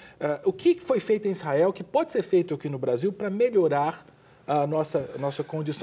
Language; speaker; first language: Portuguese; native; Portuguese